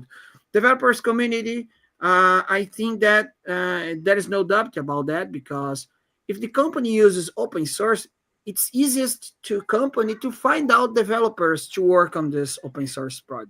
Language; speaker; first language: English; non-native, fluent; Portuguese